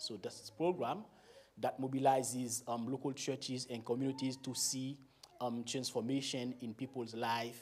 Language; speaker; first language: English; non-native, fluent; Haitian Creole